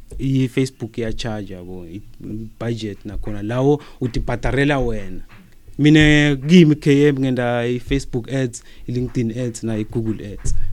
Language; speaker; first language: Zulu; non-native, local second language; Swati